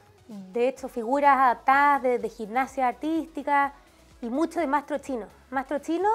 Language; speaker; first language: Spanish; native; Spanish